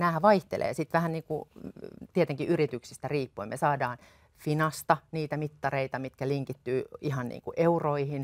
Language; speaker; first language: Finnish; native; Finnish